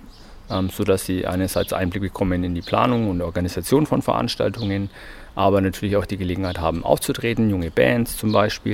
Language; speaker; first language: German; native; German